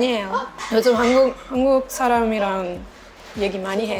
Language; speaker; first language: Korean; non-native, learner; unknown